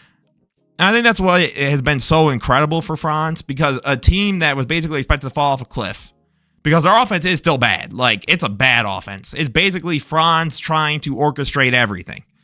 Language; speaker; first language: English; native; English